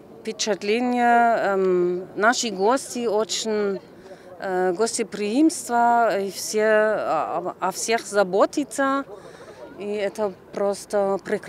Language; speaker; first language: Russian; non-native, fluent; German